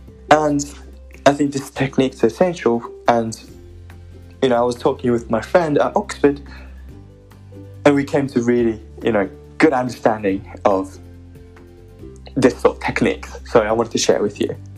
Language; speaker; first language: English; non-native, fluent; Japanese